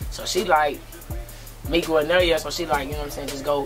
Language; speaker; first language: English; native; English